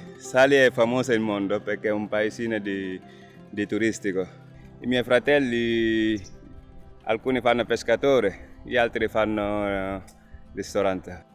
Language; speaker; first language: Italian; non-native, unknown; Wolof